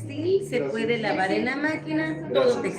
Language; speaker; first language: Spanish; native; Spanish